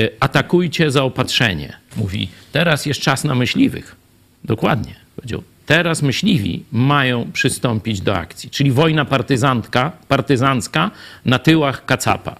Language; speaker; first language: Polish; native; Polish